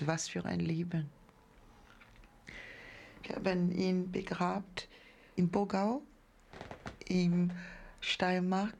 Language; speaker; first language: German; non-native, fluent; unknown